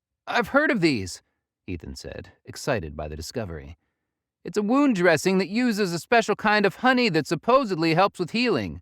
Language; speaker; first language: English; native; English